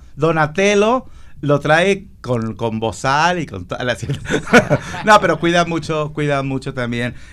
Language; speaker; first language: Spanish; native; Spanish